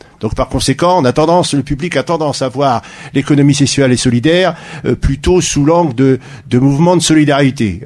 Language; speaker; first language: French; native; French